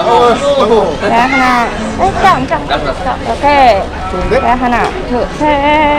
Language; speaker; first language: Korean; non-native, learner; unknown